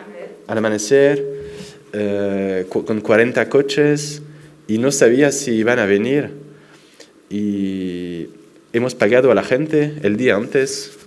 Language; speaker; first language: Spanish; non-native, fluent; French